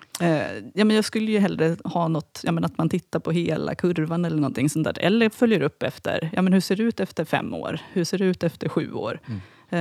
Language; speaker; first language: Swedish; native; Swedish